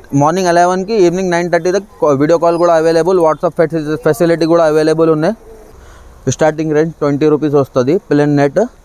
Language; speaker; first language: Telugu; non-native, local second language; Urdu